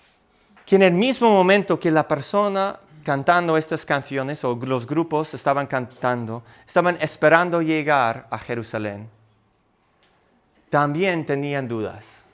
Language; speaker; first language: Spanish; non-native, fluent; English